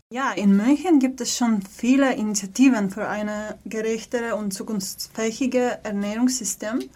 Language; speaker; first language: German; non-native, fluent; Polish